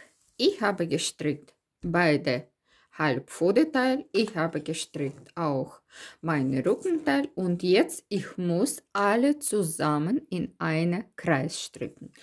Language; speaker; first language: German; non-native, fluent; Russian